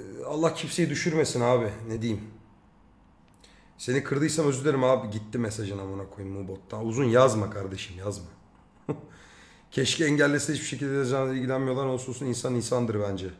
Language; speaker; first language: Turkish; native; Turkish